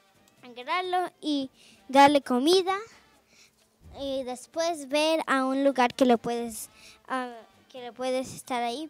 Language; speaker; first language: Spanish; early bilingual, heritage; Spanish